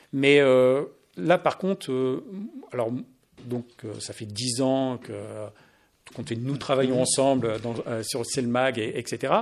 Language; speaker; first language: French; native; French